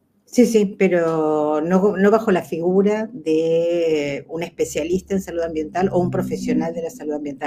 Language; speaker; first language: Spanish; native; Spanish